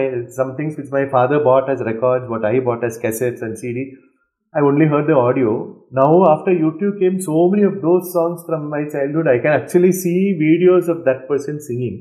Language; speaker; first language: English; non-native, local second language; Malayalam